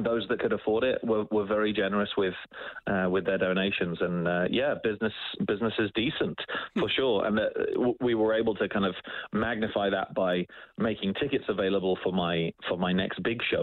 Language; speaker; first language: English; native; English